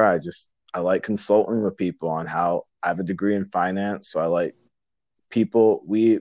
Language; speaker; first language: English; native; English